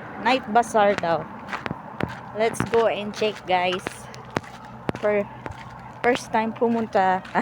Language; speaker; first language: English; non-native, learner; Filipino